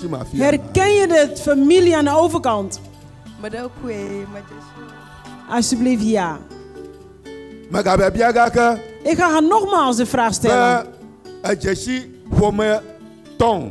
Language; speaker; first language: Dutch; non-native, fluent; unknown